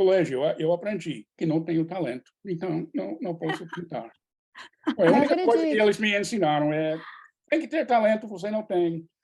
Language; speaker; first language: Portuguese; non-native, fluent; English